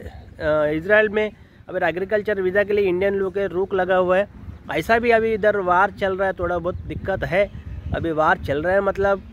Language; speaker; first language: Hindi; non-native, local second language; Telugu